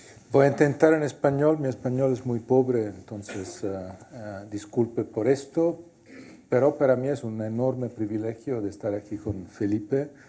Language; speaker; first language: Spanish; non-native, fluent; Italian